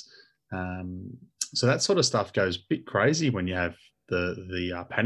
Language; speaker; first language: English; native; English